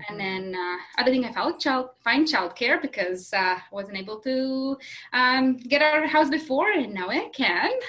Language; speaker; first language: English; non-native, fluent; Latvian